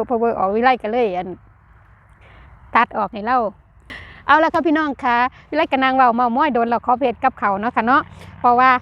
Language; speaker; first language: Thai; non-native, local second language; Lao